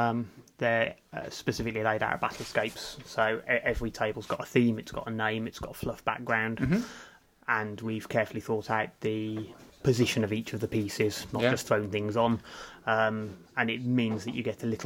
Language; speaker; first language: English; native; English